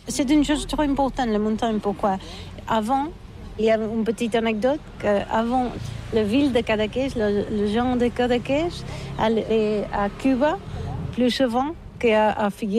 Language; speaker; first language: French; non-native, learner; Catalan